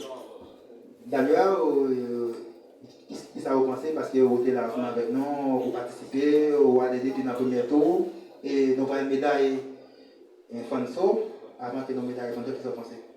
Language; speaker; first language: French; non-native, learner; Haitian Creole